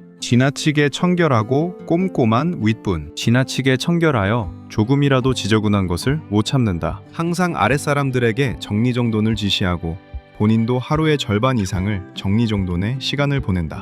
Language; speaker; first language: Korean; native; Korean